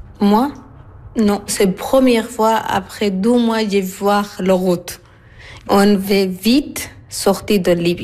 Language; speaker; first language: French; non-native, learner; Arabic